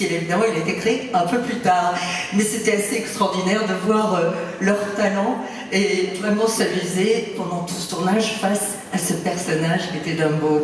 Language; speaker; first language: French; native; French